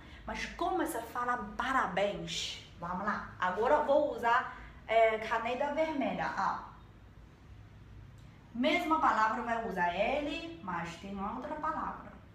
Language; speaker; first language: Portuguese; non-native, learner; Chinese